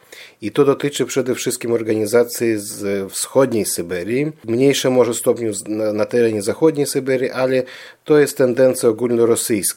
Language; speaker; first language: Polish; early bilingual, heritage; Polish